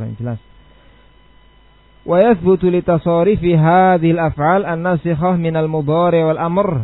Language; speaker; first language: Arabic; non-native, fluent; Indonesian